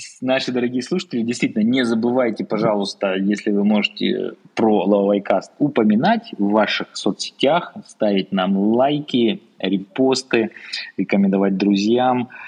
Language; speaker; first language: Russian; native; Russian